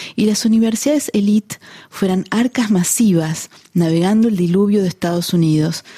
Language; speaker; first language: Spanish; native; Spanish